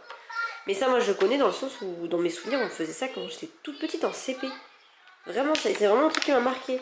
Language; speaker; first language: French; native; French